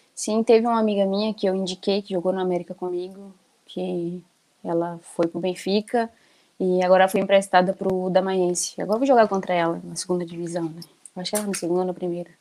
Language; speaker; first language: Portuguese; native; Portuguese